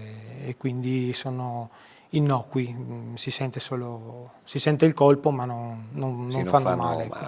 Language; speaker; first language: Italian; native; Italian